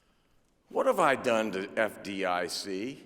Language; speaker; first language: English; native; English